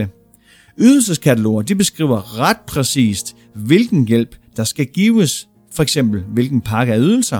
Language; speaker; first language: Danish; native; Danish